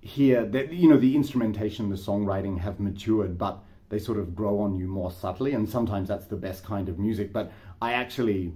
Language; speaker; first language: English; native; English